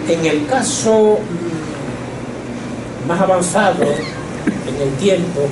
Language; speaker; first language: Spanish; native; Spanish